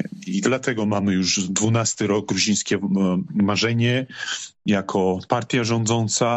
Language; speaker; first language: Polish; non-native, fluent; Georgian